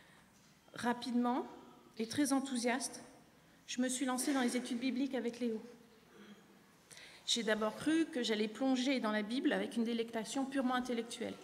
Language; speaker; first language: French; native; French